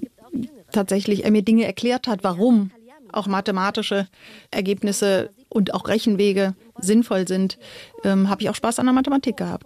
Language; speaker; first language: German; native; German